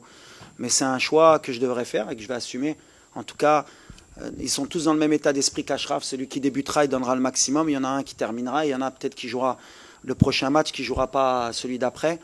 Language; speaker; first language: French; native; French